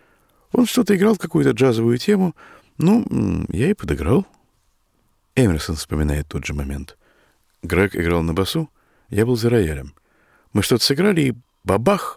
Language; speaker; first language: Russian; native; Russian